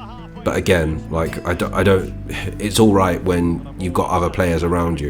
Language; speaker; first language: English; native; English